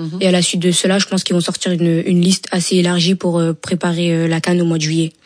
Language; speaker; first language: French; early bilingual, other home language; Wolof